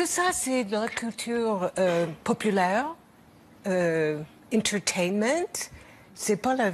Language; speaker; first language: French; non-native, learner; English